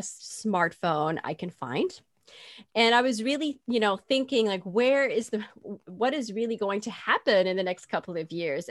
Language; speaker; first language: English; non-native, fluent; Dutch